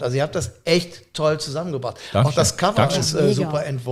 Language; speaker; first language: German; native; German